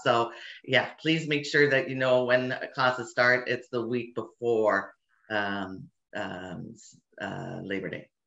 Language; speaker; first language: English; native; English